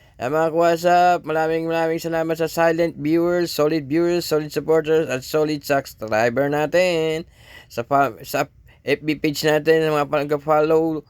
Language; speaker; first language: Filipino; native; Filipino